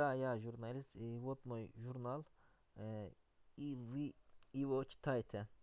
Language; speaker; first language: Russian; non-native, learner; Turkish